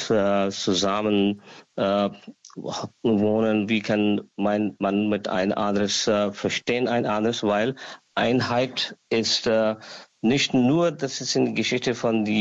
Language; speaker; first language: German; non-native, learner; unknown